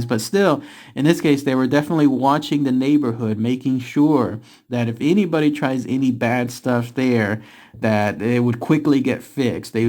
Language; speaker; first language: English; native; English